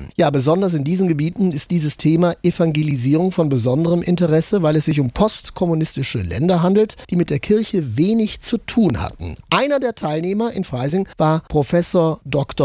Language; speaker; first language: German; native; German